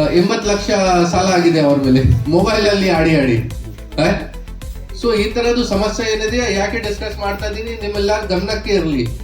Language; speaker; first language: Kannada; non-native, fluent; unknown